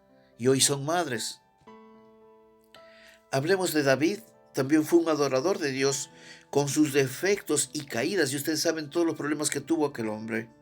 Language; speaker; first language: Spanish; native; Spanish